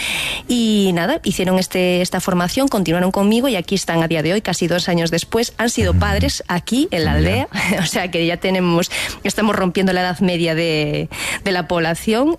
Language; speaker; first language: Spanish; native; Spanish